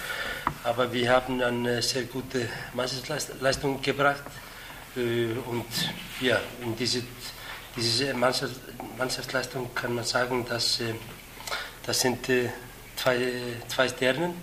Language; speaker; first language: German; non-native, fluent; Icelandic